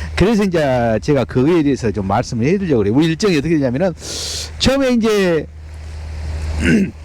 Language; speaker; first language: Korean; native; Korean